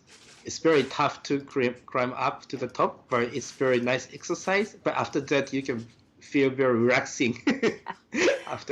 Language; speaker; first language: English; non-native, fluent; Japanese